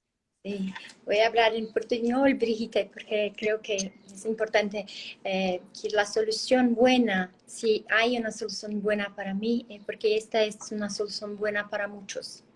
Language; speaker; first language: Spanish; non-native, learner; Portuguese